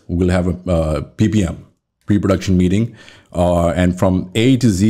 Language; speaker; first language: English; native; English